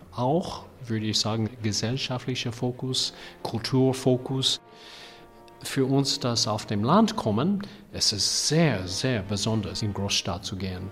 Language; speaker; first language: German; non-native, fluent; English